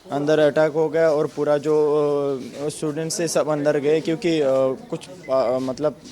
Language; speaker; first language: Hindi; non-native, fluent; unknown